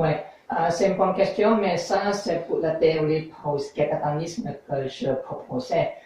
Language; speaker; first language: French; non-native, learner; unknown